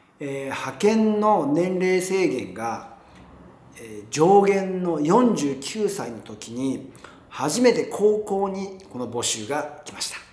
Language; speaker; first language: Japanese; native; Japanese